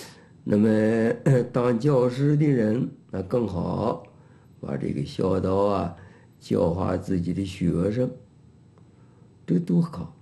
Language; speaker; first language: Chinese; native; Chinese